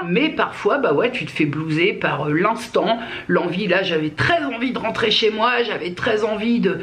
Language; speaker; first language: French; native; French